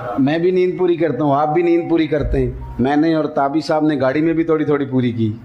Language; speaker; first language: Urdu; non-native, local second language; Punjabi